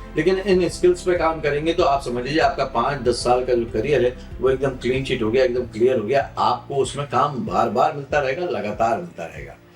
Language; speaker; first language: Hindi; native; Hindi